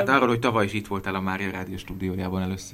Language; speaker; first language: Hungarian; native; Hungarian